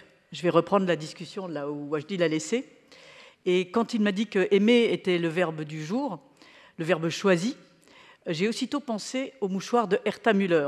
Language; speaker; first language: French; native; French